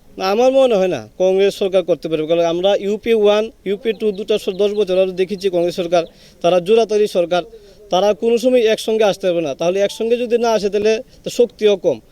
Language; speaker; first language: Bangla; native; Bangla